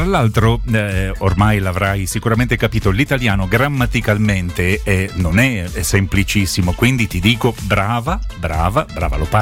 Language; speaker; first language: Italian; native; Italian